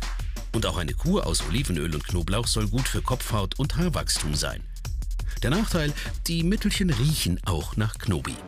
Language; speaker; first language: German; native; German